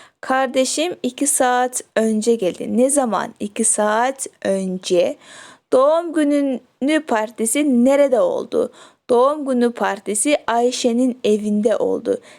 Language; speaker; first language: Turkish; non-native, fluent; Kyrgyz